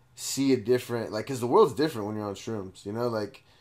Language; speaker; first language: English; native; English